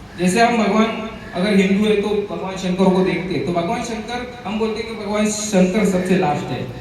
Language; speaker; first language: Hindi; non-native, local second language; Marathi